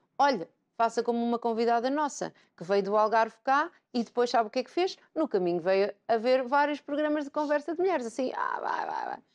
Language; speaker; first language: Portuguese; native; Portuguese